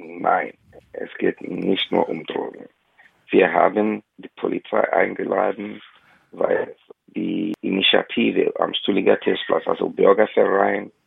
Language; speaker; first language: German; non-native, fluent; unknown